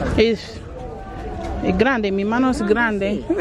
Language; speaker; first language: Spanish; non-native, learner; English